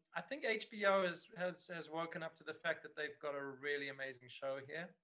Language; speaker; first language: English; native; English